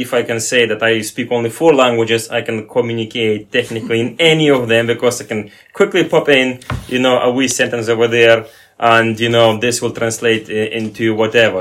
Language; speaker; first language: English; non-native, fluent; Lithuanian